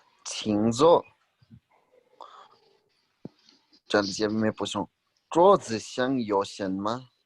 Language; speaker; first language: Chinese; non-native, fluent; Urdu